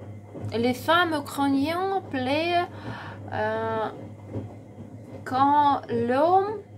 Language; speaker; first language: French; non-native, learner; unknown